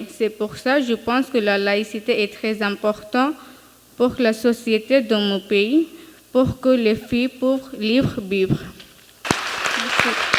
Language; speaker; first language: French; non-native, learner; Bangla